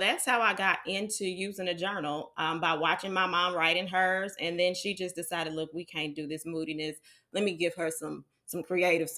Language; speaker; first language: English; native; English